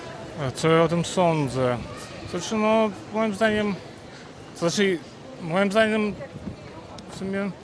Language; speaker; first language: Polish; non-native, fluent; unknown